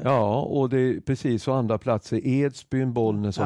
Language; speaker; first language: Swedish; native; Swedish